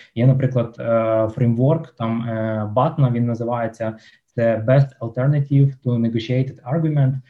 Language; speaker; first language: Ukrainian; non-native, local second language; Russian